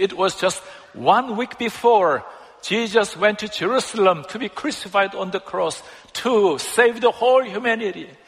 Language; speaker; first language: English; non-native, fluent; Korean